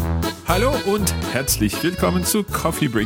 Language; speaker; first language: German; non-native, learner; English